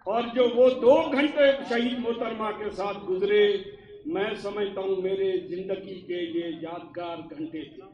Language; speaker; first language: Urdu; non-native, local second language; Baluchi